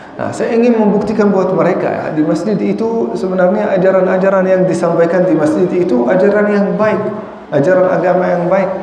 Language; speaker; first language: Indonesian; non-native, fluent; Arabic